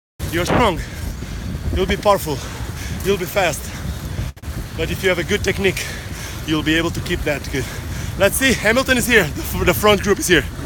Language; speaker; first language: English; non-native, fluent; Portuguese